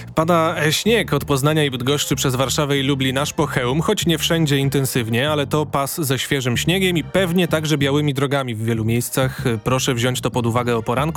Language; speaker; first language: Polish; native; Polish